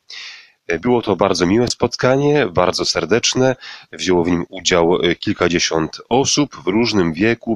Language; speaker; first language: Polish; native; Polish